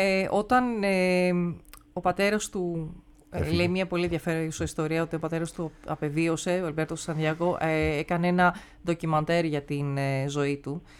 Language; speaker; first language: Greek; native; Greek